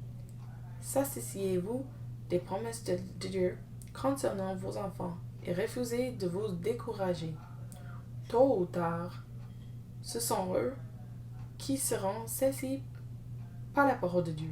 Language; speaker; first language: French; non-native, learner; English